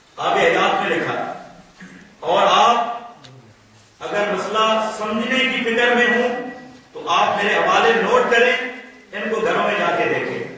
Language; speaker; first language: Urdu; non-native, local second language; Punjabi